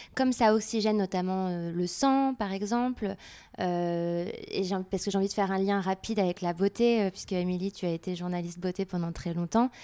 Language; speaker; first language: French; native; French